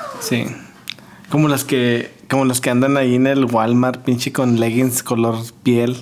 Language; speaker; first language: Spanish; early bilingual, heritage; Spanish